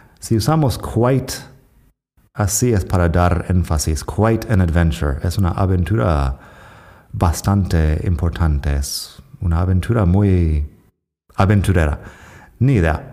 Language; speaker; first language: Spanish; non-native, fluent; English